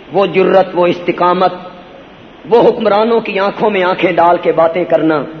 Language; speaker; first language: Urdu; non-native, local second language; Punjabi